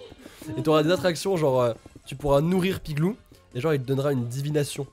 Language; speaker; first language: French; native; French